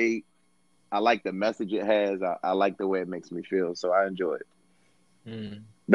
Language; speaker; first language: English; native; English